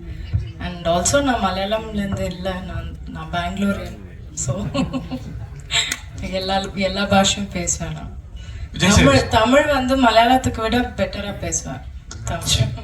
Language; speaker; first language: Tamil; non-native, local second language; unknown